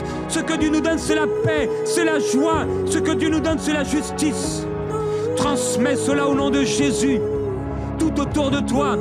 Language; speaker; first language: French; native; French